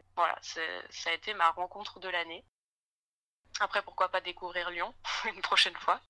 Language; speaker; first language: French; native; French